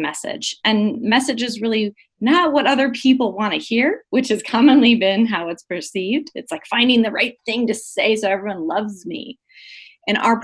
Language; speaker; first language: English; native; English